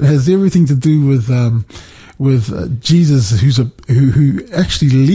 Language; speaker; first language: English; native; English